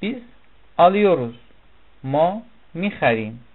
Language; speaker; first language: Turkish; non-native, fluent; Persian